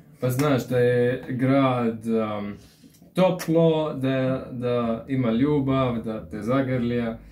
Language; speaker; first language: Bosnian; non-native, fluent; Arabic